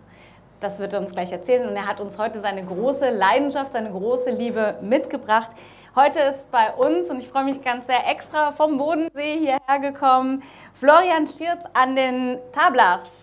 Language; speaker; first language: German; native; German